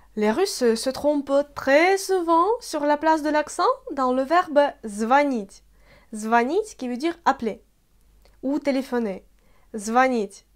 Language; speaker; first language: French; non-native, fluent; Russian